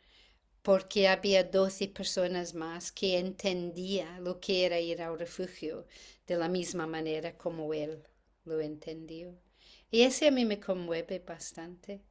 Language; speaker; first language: Spanish; non-native, fluent; English